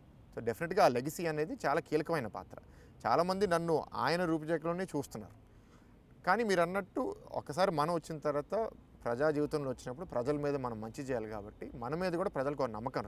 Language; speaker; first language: Telugu; native; Telugu